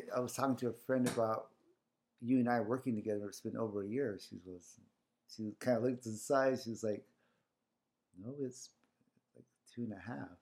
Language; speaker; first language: English; early bilingual, other home language; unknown